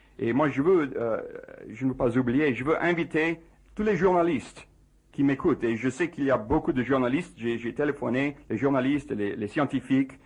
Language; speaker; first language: French; non-native, fluent; English